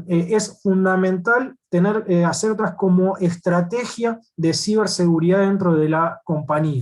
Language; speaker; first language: Spanish; native; Spanish